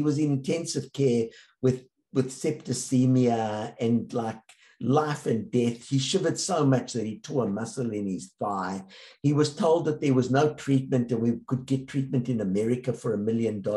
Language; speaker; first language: English; native; English